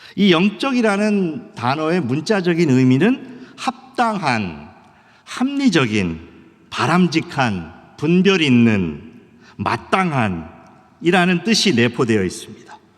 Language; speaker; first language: Korean; early bilingual, heritage; Korean